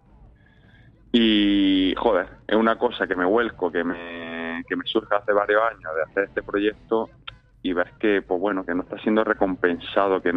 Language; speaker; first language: Spanish; native; Spanish